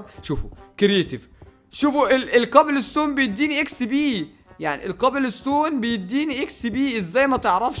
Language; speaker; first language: Arabic; native; Arabic